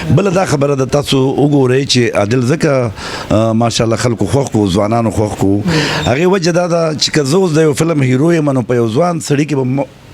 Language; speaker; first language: Pashto; native; Pashto